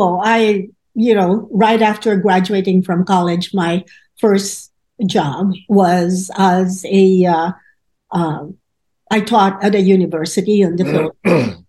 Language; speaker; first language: English; non-native, local second language; Filipino